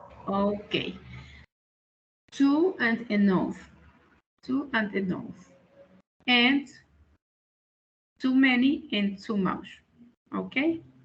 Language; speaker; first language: English; non-native, learner; Spanish